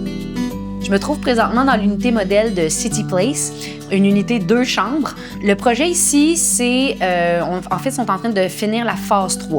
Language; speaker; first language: French; native; French